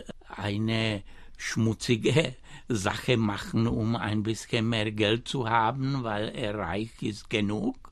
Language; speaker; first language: German; non-native, fluent; Czech